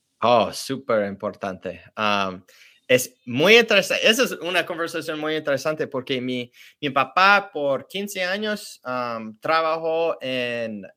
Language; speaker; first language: Spanish; early bilingual, heritage; English